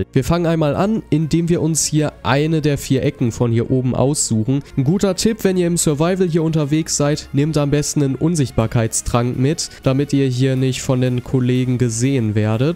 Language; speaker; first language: German; native; German